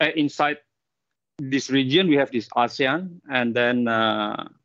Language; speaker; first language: English; non-native, fluent; Indonesian